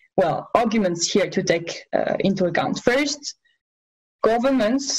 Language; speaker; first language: English; non-native, fluent; French